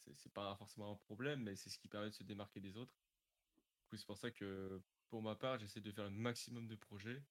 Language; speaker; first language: French; native; French